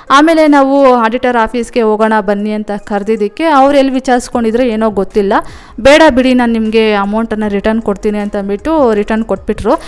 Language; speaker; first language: Kannada; native; Kannada